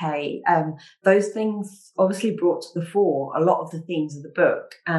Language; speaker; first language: English; native; English